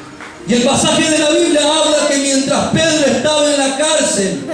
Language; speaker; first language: Spanish; native; Spanish